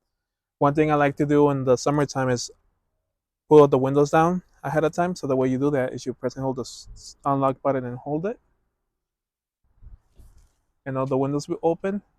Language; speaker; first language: English; native; English